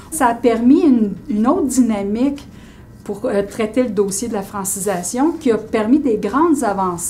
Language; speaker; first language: French; native; French